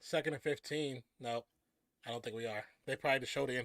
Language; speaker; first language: English; native; English